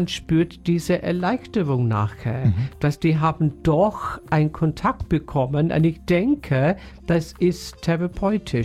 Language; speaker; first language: German; non-native, fluent; English